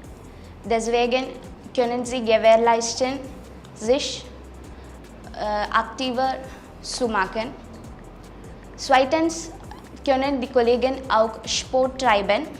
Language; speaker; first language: German; non-native, fluent; Malayalam